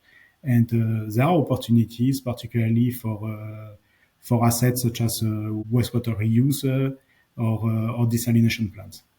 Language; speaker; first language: English; non-native, fluent; French